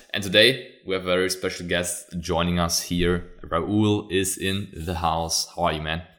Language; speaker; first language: English; non-native, fluent; German